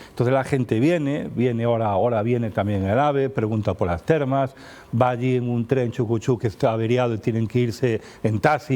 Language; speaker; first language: Spanish; native; Spanish